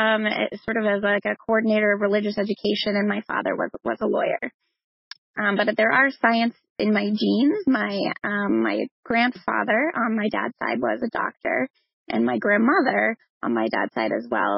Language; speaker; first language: English; native; English